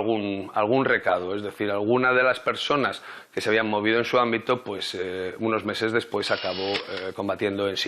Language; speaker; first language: Spanish; native; Spanish